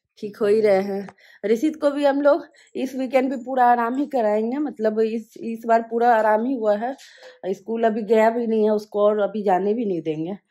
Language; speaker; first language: Hindi; native; Hindi